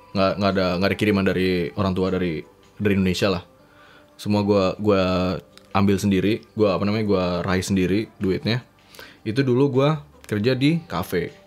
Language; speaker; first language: Indonesian; native; Indonesian